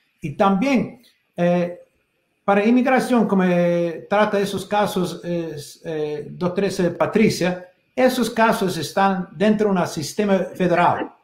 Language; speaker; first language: Spanish; non-native, fluent; English